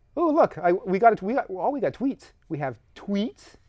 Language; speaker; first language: English; native; English